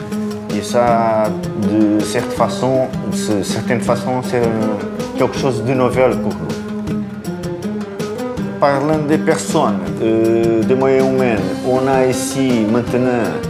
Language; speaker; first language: French; non-native, fluent; Portuguese